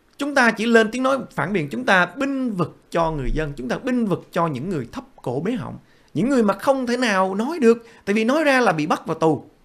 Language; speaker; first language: Vietnamese; early bilingual, other home language; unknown